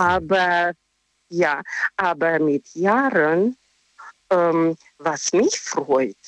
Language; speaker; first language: German; non-native, learner; Russian